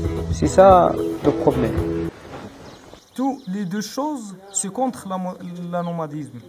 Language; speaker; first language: French; non-native, learner; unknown